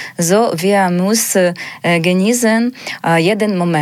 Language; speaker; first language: German; non-native, learner; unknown